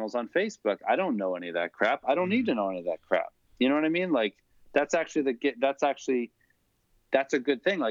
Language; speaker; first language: English; native; English